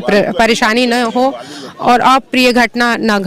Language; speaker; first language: Hindi; native; Hindi